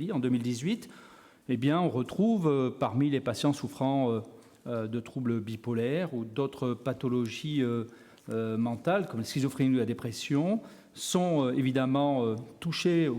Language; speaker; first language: French; native; French